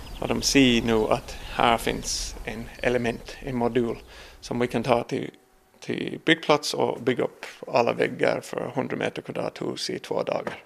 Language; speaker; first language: Swedish; non-native, learner; English